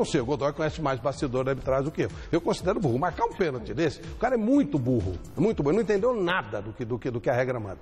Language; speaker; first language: Portuguese; native; Portuguese